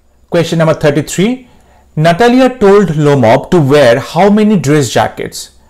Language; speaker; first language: English; non-native, local second language; Bangla